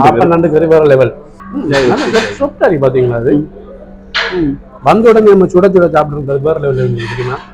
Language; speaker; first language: Tamil; native; Tamil